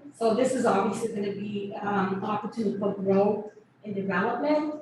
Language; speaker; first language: English; early bilingual, other home language; Kabuverdianu